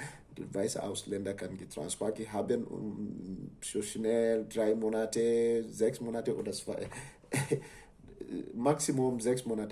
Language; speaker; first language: German; non-native, learner; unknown